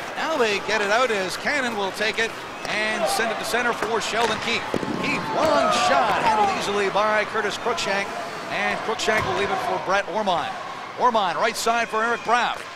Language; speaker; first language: English; native; English